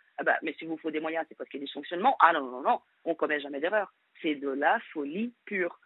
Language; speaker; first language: French; non-native, fluent; Portuguese